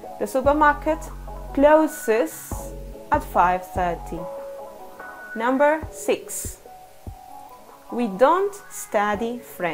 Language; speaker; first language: English; non-native, fluent; Spanish